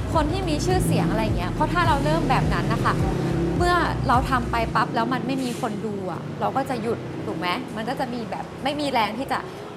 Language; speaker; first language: Thai; native; Thai